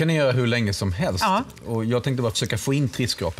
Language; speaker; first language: Swedish; native; Swedish